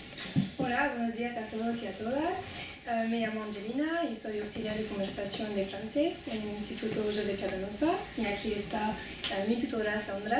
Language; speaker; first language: Spanish; non-native, fluent; French